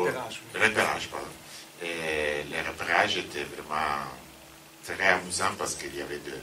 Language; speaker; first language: French; non-native, fluent; Italian